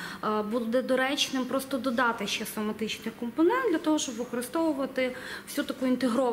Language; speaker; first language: Ukrainian; native; Ukrainian